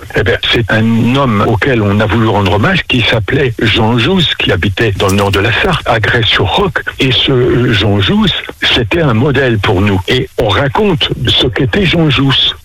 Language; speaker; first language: French; native; French